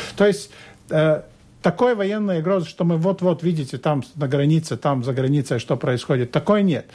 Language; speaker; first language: Russian; non-native, local second language; Latvian